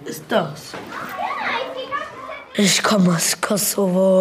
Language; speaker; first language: German; early bilingual, other home language; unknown